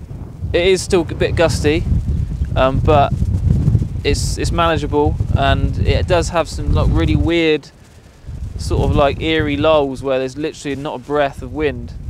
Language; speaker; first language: English; native; English